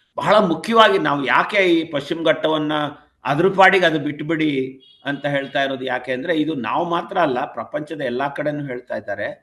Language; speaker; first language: Kannada; non-native, local second language; Tamil